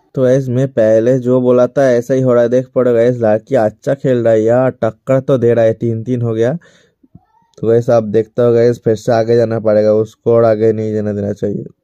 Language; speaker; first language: Hindi; non-native, local second language; Bangla